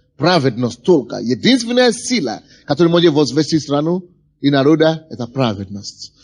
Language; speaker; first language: Russian; non-native, fluent; Yoruba